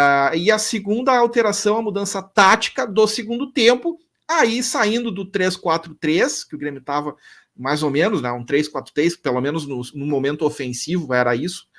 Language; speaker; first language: Portuguese; native; Portuguese